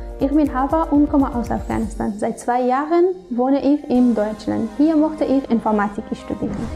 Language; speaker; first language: German; non-native, learner; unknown